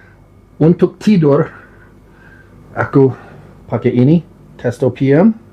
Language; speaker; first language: Indonesian; non-native, learner; English